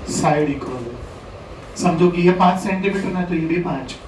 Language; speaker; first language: Hindi; non-native, local second language; Gujarati